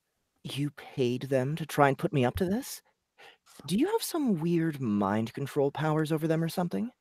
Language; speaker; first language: English; native; English